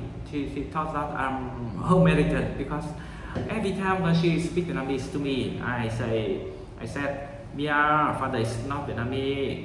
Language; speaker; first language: English; non-native, learner; Vietnamese